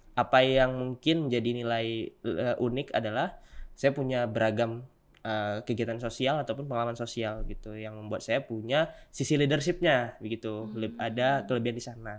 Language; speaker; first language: Indonesian; native; Indonesian